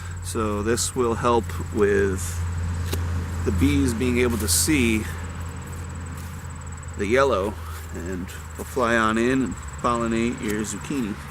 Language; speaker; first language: English; native; English